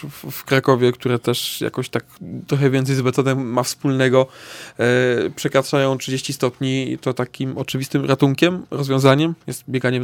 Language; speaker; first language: Polish; native; Polish